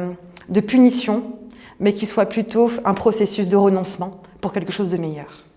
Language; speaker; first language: French; native; French